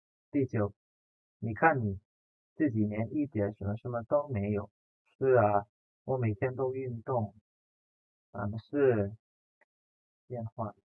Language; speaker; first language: Chinese; non-native, fluent; Indonesian